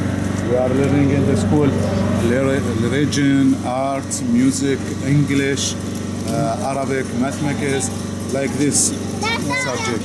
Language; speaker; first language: English; non-native, learner; Arabic